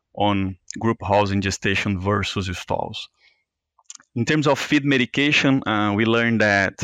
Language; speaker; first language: English; non-native, fluent; Portuguese